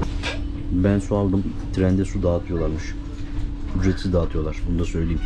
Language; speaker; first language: Turkish; native; Turkish